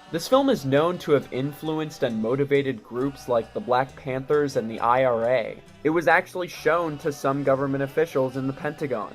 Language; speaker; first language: English; native; English